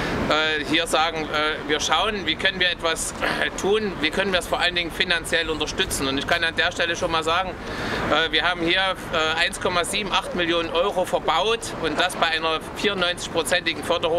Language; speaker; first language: German; native; German